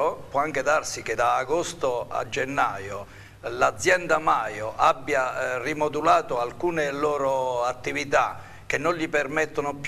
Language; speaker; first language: Italian; native; Italian